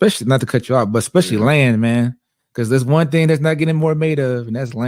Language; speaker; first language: English; native; English